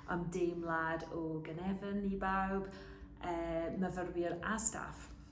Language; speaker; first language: Welsh; non-native, learner; English